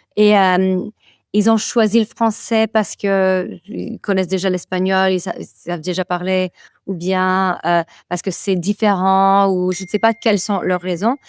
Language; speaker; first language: French; non-native, fluent; English